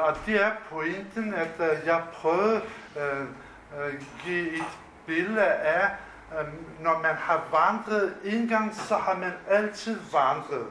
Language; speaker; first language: Danish; non-native, fluent; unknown